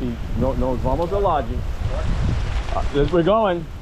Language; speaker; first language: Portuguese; non-native, learner; English